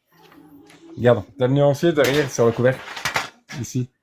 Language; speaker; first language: French; native; French